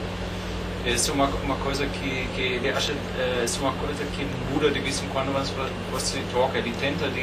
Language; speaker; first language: Portuguese; non-native, fluent; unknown